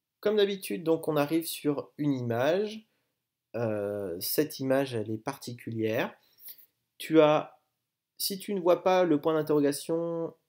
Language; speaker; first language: French; native; French